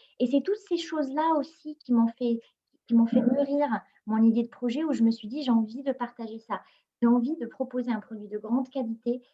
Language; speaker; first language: French; non-native, local second language; Arabic